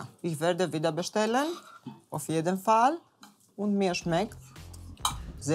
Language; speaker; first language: German; non-native, fluent; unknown